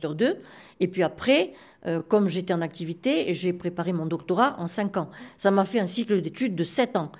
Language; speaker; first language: French; native; French